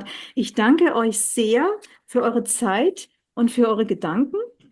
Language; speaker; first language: German; native; German